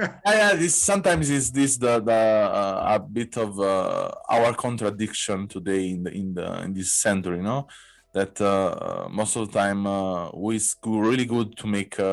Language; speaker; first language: English; non-native, fluent; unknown